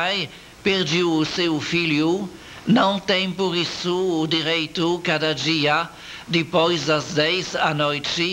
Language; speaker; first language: Portuguese; non-native, learner; French